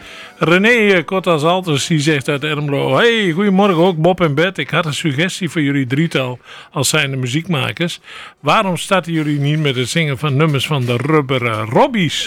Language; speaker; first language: Dutch; native; Dutch